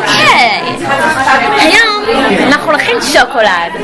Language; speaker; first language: Hebrew; native; Hebrew